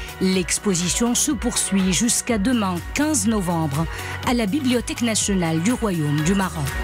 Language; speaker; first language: French; non-native, local second language; Arabic